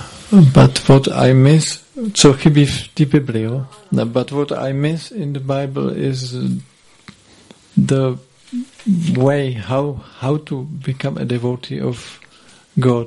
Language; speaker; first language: English; non-native, fluent; Czech